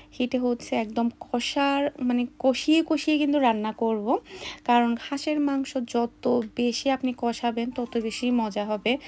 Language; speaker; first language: Bangla; native; Bangla